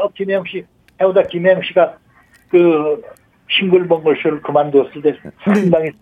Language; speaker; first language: Korean; native; Korean